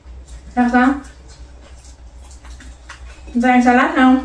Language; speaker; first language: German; non-native, learner; Vietnamese